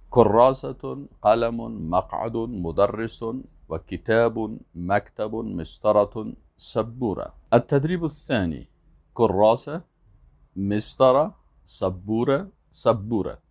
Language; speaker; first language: Arabic; non-native, fluent; Persian